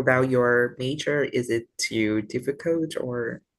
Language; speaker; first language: English; non-native, learner; Vietnamese